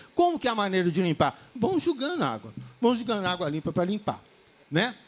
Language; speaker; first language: Portuguese; native; Portuguese